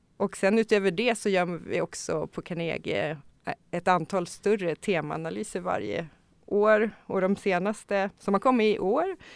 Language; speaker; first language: Swedish; native; Swedish